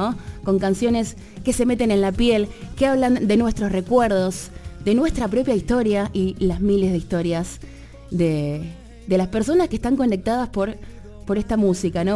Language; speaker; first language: Spanish; native; Spanish